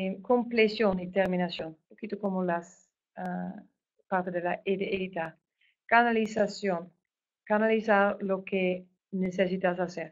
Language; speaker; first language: Spanish; non-native, fluent; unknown